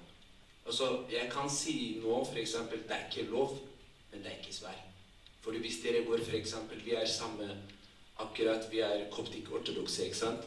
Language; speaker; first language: Norwegian; non-native, fluent; Tigrinya